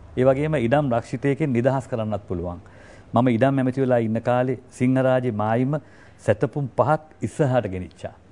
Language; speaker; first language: Sinhala; non-native, local second language; Tamil